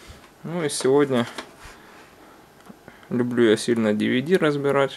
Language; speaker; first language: Russian; non-native, local second language; Ukrainian